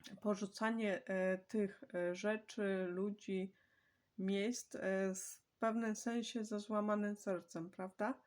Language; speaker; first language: Polish; native; Polish